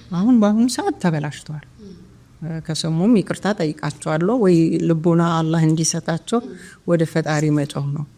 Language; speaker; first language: Amharic; non-native, local second language; Oromo